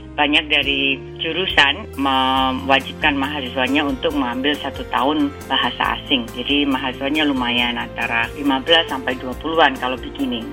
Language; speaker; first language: Indonesian; native; Indonesian